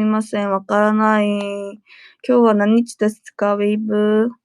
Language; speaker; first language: Japanese; non-native, learner; Korean